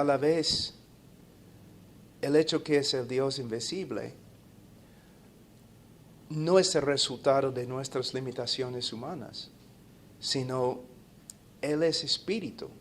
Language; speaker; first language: Spanish; non-native, fluent; English